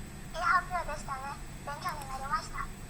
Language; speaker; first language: Japanese; non-native, learner; Indonesian